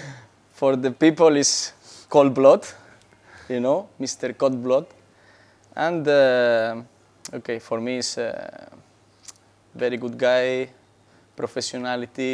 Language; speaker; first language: English; non-native, learner; Spanish